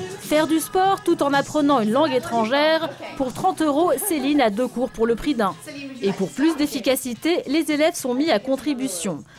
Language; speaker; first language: French; native; French